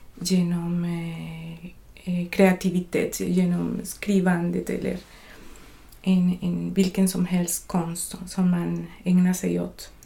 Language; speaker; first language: Swedish; non-native, fluent; Spanish